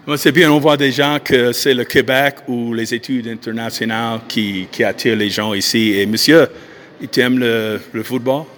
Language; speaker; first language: French; non-native, fluent; English